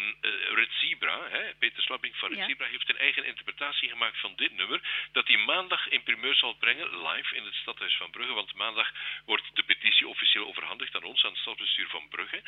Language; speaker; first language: Dutch; native; Dutch